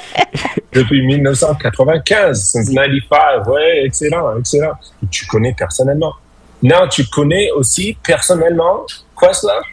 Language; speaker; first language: French; non-native, fluent; English